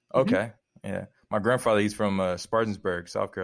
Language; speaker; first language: English; native; English